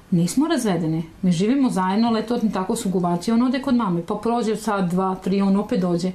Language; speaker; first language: Serbian; native; Serbian